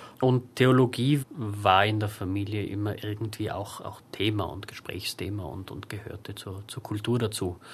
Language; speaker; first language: German; native; German